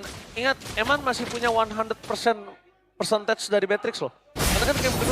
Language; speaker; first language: Indonesian; native; Indonesian